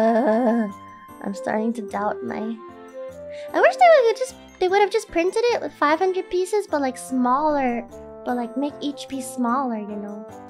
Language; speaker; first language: English; native; English